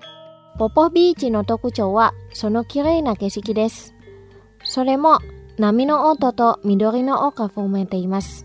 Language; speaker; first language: Japanese; non-native, fluent; Indonesian